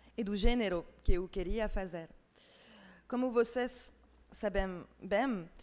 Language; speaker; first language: Portuguese; non-native, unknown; French